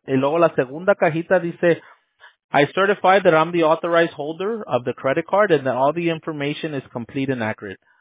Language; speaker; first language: English; early bilingual, other home language; Spanish